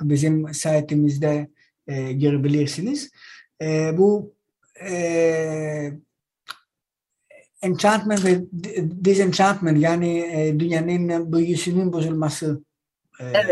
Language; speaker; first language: Turkish; non-native, learner; Greek